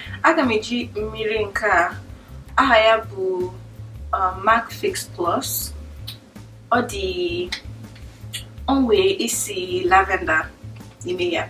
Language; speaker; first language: Igbo; early bilingual, heritage; English